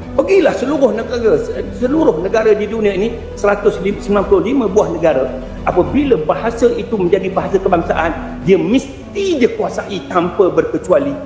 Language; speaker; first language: Malay; native; Malay